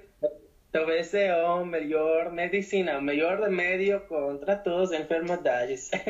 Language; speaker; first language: Portuguese; non-native, learner; Spanish